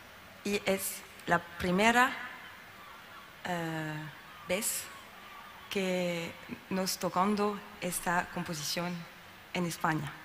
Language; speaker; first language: Spanish; non-native, learner; French